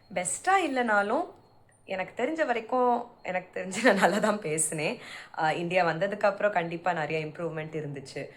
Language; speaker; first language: Tamil; early bilingual, heritage; Tamil